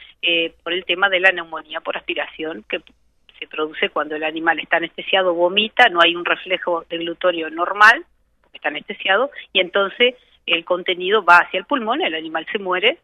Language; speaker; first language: Spanish; native; Spanish